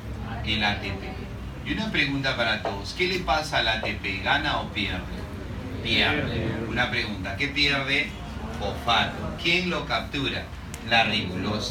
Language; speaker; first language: Spanish; native; Spanish